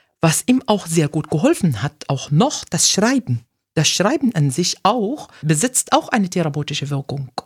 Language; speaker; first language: German; non-native, fluent; Arabic